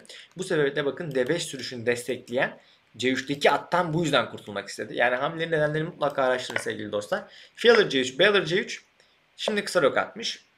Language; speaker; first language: Turkish; native; Turkish